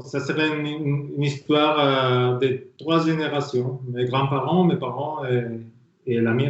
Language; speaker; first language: French; non-native, fluent; Spanish